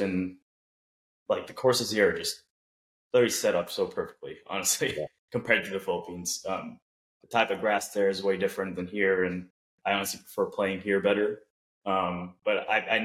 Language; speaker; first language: English; non-native, local second language; Cebuano